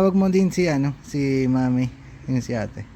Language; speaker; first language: Filipino; non-native, learner; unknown